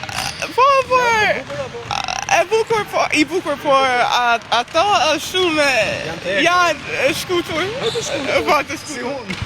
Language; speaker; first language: Albanian; non-native, learner; English